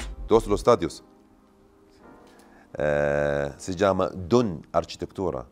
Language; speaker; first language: Spanish; non-native, learner; Arabic